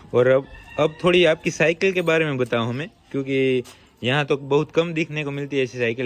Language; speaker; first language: Hindi; non-native, local second language; Gujarati